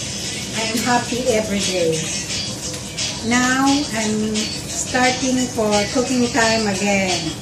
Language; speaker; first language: English; non-native, learner; Filipino